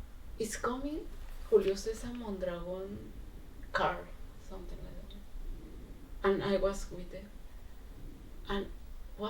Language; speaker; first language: English; non-native, learner; Spanish